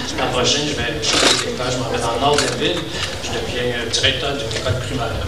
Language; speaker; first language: French; native; French